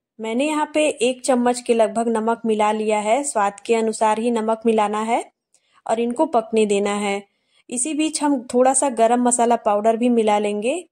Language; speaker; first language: Hindi; native; Hindi